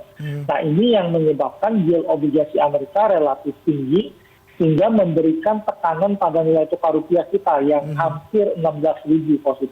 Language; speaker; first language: Indonesian; native; Indonesian